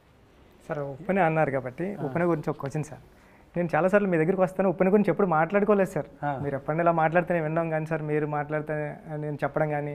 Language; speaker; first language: Telugu; native; Telugu